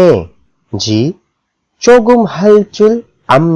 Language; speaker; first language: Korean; non-native, fluent; Urdu